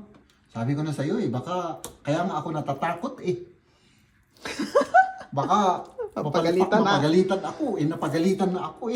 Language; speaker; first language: Filipino; native; Filipino